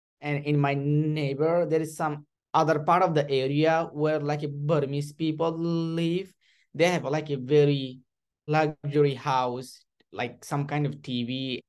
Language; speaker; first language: English; non-native, learner; Rohingya